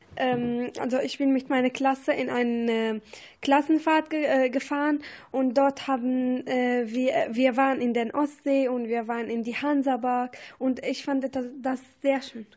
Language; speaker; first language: German; non-native, learner; Arabic